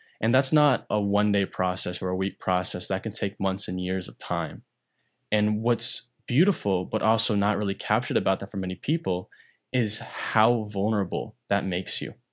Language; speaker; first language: English; native; English